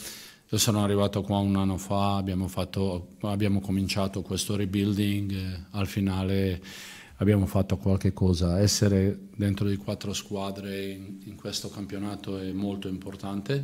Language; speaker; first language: Italian; non-native, fluent; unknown